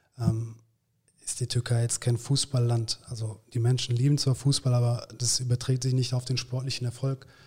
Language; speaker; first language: German; early bilingual, other home language; Turkish